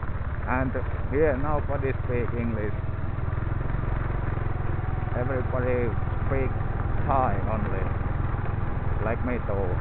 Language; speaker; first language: English; non-native, learner; Finnish